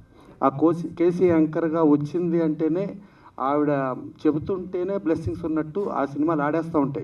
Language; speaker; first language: Telugu; native; Telugu